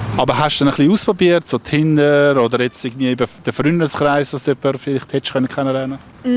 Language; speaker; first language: German; native; German